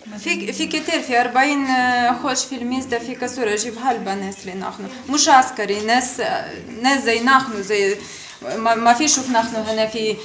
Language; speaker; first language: Arabic; non-native, learner; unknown